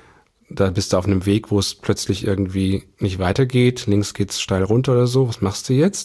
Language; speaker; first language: German; native; German